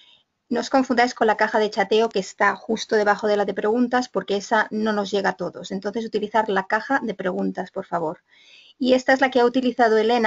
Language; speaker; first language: Spanish; native; Spanish